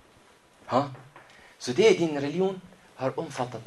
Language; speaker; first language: Swedish; non-native, fluent; Arabic